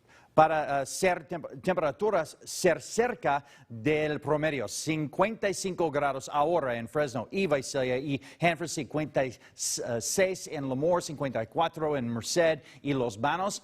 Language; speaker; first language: Spanish; non-native, learner; English